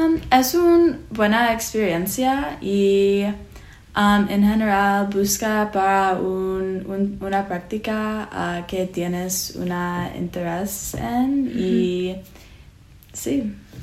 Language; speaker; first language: Spanish; non-native, learner; English